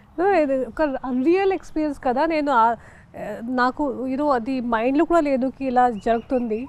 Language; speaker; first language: Telugu; non-native, fluent; Hindi